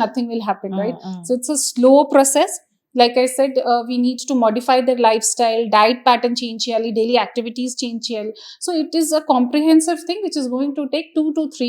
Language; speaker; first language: English; non-native, local second language; Hindi